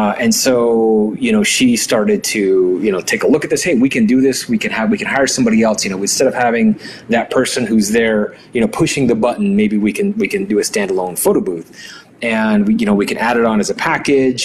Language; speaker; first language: English; early bilingual, other home language; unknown